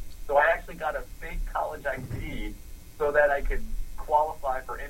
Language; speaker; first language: English; native; English